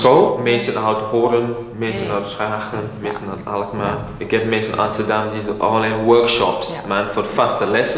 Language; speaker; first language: Dutch; non-native, fluent; English